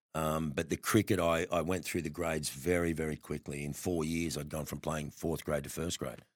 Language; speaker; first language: English; native; English